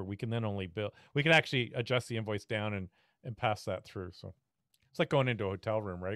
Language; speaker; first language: English; native; English